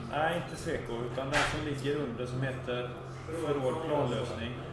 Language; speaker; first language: Swedish; native; Swedish